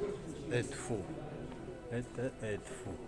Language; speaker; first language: Russian; native; Russian